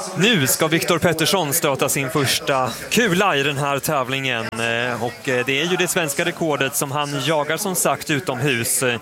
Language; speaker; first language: Swedish; native; Swedish